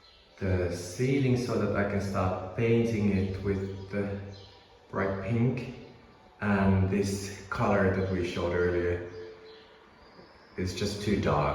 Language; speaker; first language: English; non-native, fluent; Finnish